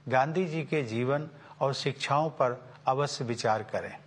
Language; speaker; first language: Hindi; native; Hindi